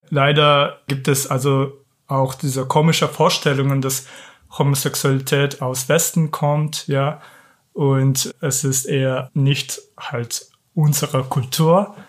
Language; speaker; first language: German; non-native, fluent; Kyrgyz